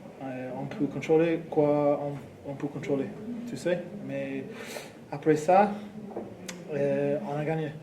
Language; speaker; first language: French; non-native, learner; English